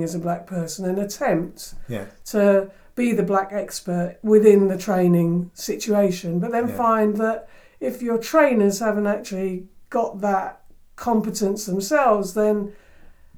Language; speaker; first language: English; native; English